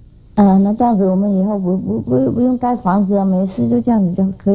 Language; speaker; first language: Chinese; non-native, fluent; Vietnamese